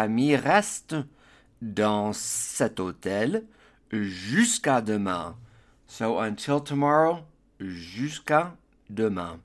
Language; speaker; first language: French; non-native, fluent; English